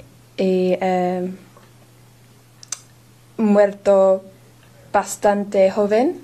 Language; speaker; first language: Spanish; non-native, learner; English